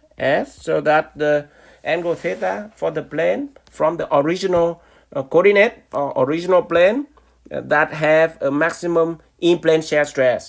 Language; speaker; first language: English; non-native, fluent; Vietnamese